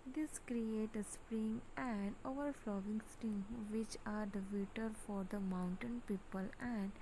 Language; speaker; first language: English; non-native, local second language; Gujarati